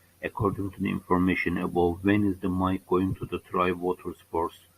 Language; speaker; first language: English; non-native, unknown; Turkish